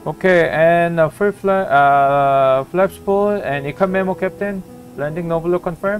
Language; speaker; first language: English; non-native, fluent; Korean